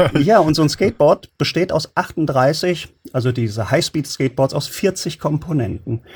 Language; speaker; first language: German; early bilingual, other home language; Turkish